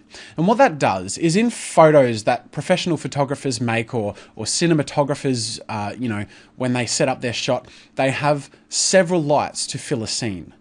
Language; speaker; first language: English; native; English